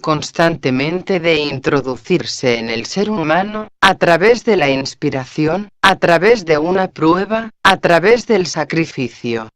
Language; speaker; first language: Spanish; native; Spanish